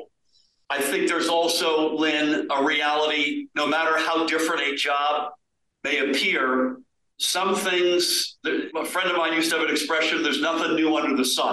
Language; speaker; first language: English; native; English